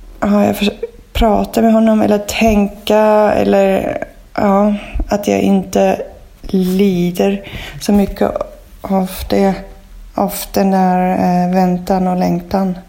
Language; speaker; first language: Swedish; non-native, fluent; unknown